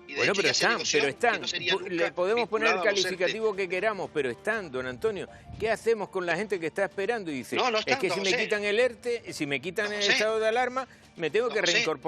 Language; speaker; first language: Spanish; native; Spanish